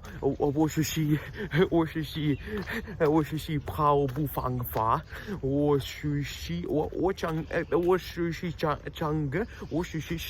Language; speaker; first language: Chinese; non-native, learner; Russian